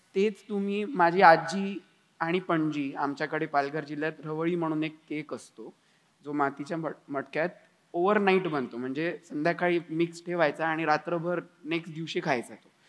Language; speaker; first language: Marathi; native; Marathi